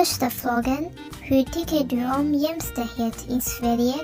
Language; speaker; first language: Swedish; non-native, learner; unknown